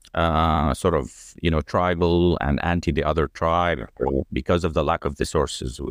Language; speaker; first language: English; non-native, fluent; Arabic